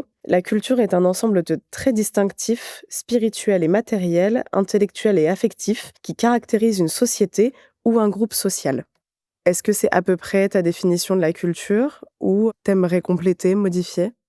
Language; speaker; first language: French; native; French